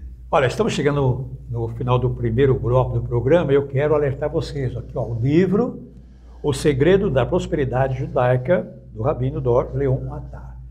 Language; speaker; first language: Portuguese; native; Portuguese